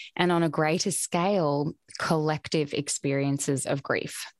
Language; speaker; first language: English; native; English